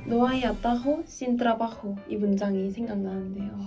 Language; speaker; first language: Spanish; non-native, learner; Korean